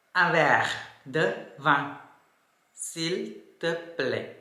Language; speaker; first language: French; non-native, fluent; Thai